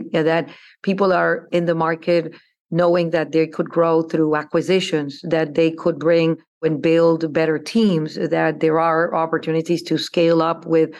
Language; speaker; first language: English; non-native, fluent; Spanish